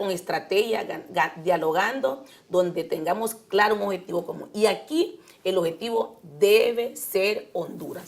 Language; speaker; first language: Spanish; native; Spanish